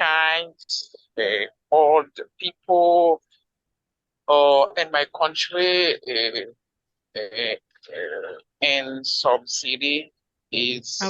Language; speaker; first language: English; non-native, learner; Haitian Creole